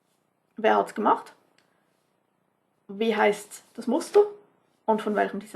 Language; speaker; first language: German; non-native, fluent; English